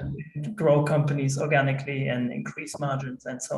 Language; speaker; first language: English; non-native, fluent; German